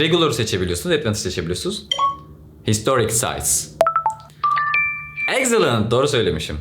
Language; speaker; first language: Turkish; native; Turkish